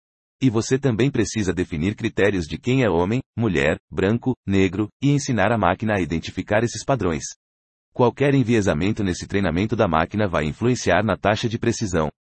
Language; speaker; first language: Portuguese; native; Portuguese